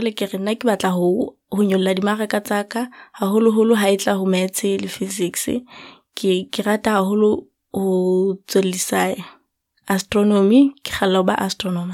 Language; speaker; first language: English; non-native, local second language; Southern Sotho